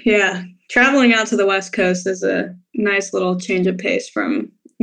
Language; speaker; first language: English; native; English